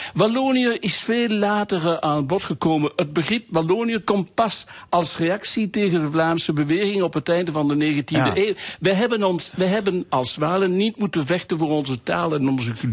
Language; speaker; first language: Dutch; non-native, local second language; French